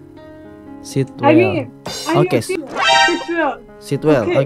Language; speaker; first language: English; non-native, learner; Arabic